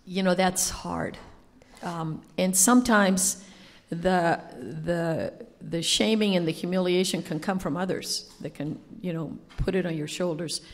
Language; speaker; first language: English; non-native, fluent; Spanish